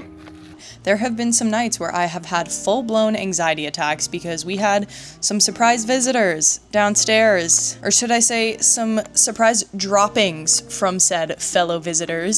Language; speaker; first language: English; native; English